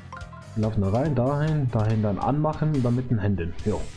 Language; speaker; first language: German; native; German